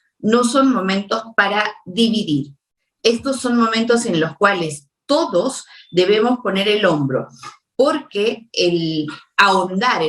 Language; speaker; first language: Spanish; native; Spanish